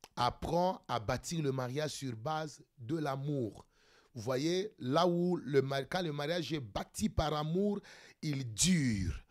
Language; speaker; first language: French; non-native, local second language; Lingala